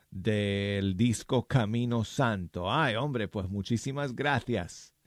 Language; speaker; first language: Spanish; non-native, fluent; English